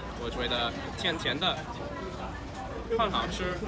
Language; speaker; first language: Chinese; non-native, learner; English